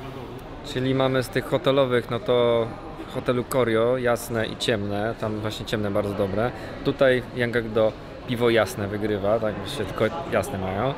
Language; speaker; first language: Polish; native; Polish